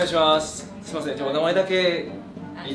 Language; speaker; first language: Japanese; native; Japanese